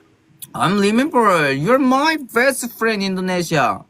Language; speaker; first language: English; non-native, learner; Korean